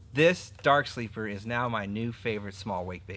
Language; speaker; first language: English; native; English